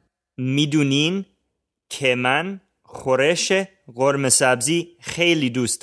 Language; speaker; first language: Persian; non-native, learner; English